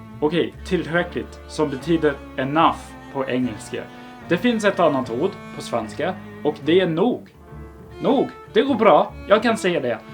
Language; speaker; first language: Swedish; non-native, fluent; English